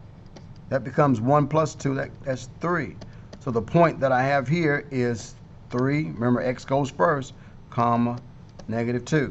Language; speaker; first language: English; native; English